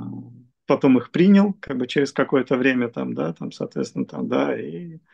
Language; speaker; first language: Russian; native; Russian